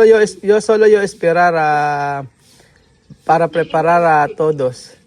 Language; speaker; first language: Spanish; non-native, learner; Filipino